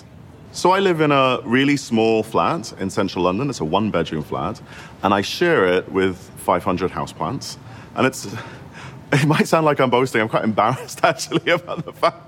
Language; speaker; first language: English; native; English